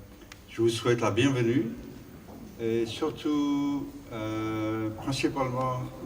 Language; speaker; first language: French; non-native, fluent; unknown